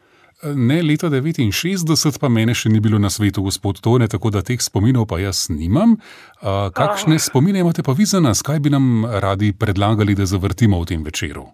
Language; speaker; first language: Slovenian; native; Slovenian